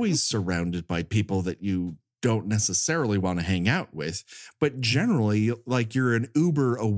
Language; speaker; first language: English; native; English